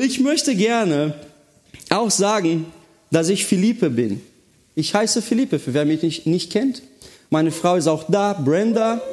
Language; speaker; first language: German; non-native, fluent; Portuguese